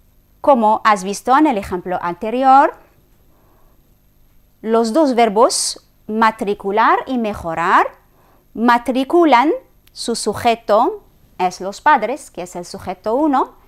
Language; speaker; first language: Spanish; non-native, fluent; Arabic